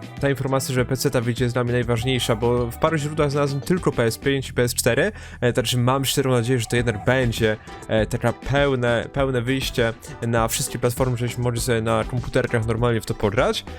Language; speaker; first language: Polish; native; Polish